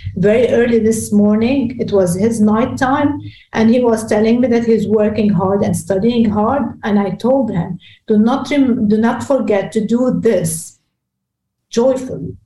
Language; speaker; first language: English; non-native, fluent; Arabic